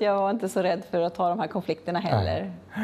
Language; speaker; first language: Swedish; native; Swedish